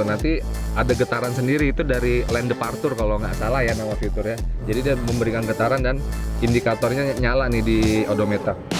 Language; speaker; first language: Indonesian; native; Indonesian